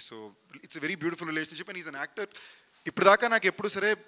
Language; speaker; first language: Telugu; native; Telugu